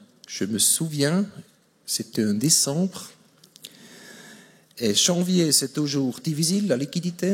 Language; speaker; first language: French; non-native, fluent; German